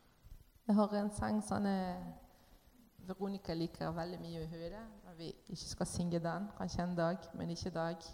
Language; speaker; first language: Norwegian; non-native, learner; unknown